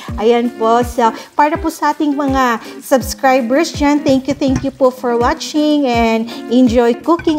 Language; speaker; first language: Filipino; non-native, local second language; Cebuano